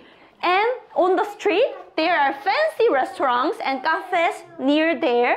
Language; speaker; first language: English; non-native, fluent; Korean